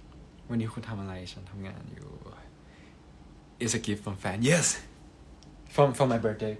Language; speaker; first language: English; non-native, learner; Thai